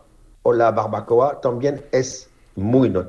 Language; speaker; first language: Spanish; non-native, fluent; French